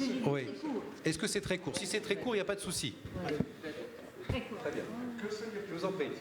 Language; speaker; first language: French; native; French